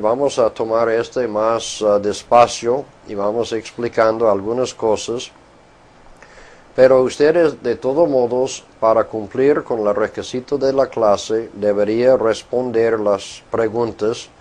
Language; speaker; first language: Spanish; non-native, fluent; English